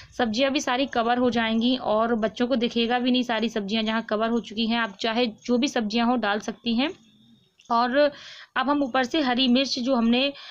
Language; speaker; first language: Hindi; native; Hindi